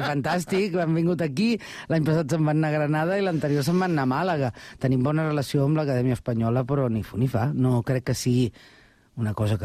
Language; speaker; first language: Catalan; native; Catalan